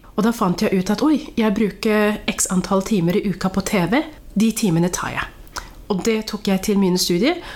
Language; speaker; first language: Norwegian; early bilingual, other home language; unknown